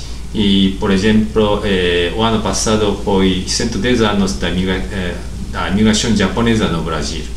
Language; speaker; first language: Portuguese; non-native, learner; Japanese